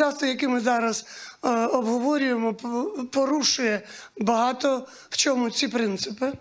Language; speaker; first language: Ukrainian; native; Ukrainian